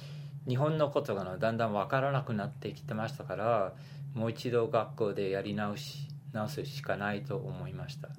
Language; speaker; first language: Japanese; non-native, fluent; English